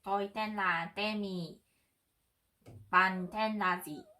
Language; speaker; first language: Vietnamese; non-native, learner; Chinese